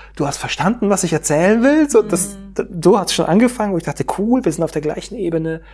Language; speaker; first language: German; native; German